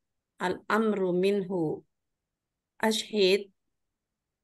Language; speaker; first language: Arabic; non-native, learner; Indonesian